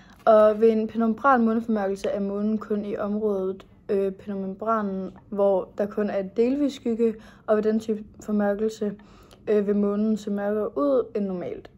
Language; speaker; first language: Danish; native; Danish